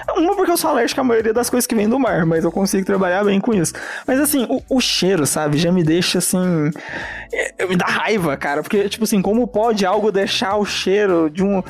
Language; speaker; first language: Portuguese; native; Portuguese